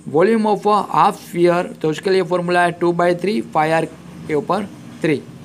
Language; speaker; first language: Hindi; non-native, local second language; Gujarati